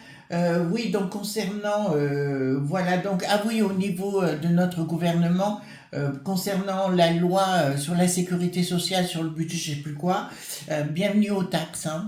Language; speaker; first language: French; native; French